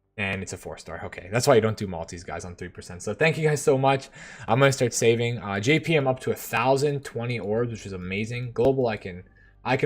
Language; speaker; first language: English; native; English